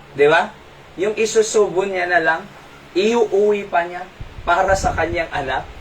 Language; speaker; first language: Filipino; non-native, local second language; Iloko